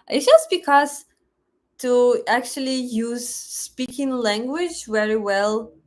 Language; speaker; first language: English; non-native, fluent; Russian